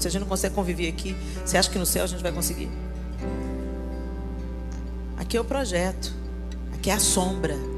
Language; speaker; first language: Portuguese; native; Portuguese